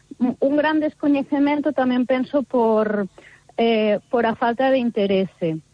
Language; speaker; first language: Galician; non-native, local second language; Spanish